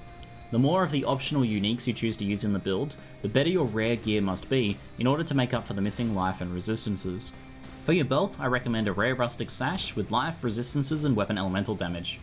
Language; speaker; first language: English; native; English